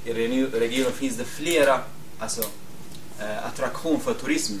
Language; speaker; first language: Swedish; non-native, fluent; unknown